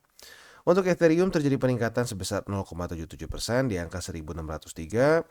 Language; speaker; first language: Indonesian; native; Indonesian